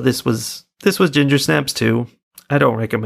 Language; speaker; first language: English; native; English